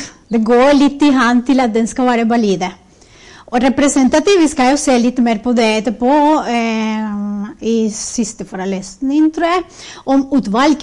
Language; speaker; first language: Norwegian; non-native, fluent; Spanish